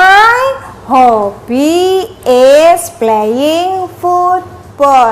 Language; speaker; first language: English; non-native, learner; Indonesian